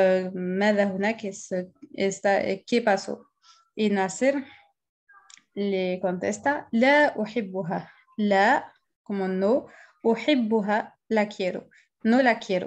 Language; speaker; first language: Spanish; non-native, fluent; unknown